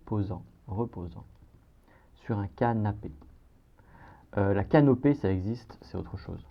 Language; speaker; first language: French; native; French